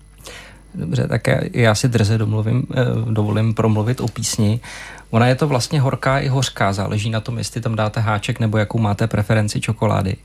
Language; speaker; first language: Czech; native; Czech